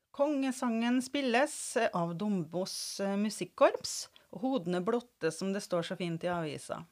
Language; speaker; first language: Norwegian; native; Norwegian